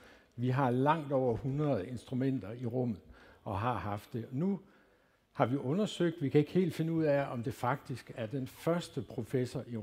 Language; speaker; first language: Danish; native; Danish